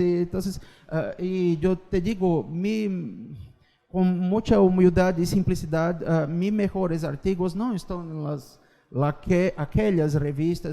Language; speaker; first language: Spanish; non-native, fluent; Portuguese